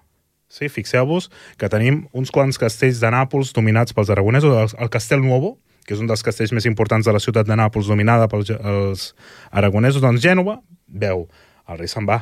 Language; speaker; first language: Catalan; native; Catalan